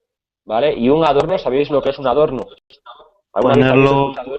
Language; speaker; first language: Spanish; native; Spanish